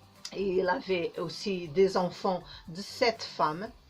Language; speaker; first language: French; non-native, learner; Portuguese